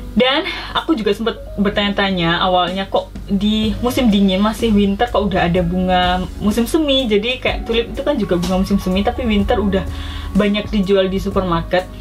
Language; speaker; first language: Indonesian; native; Indonesian